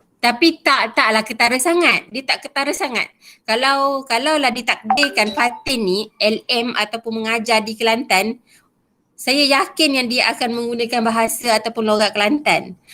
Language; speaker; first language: Malay; native; Malay